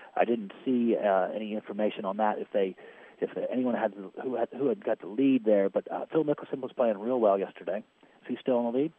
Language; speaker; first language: English; native; English